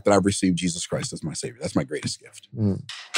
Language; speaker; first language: English; native; English